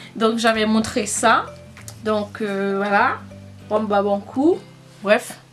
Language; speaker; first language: French; non-native, local second language; Haitian Creole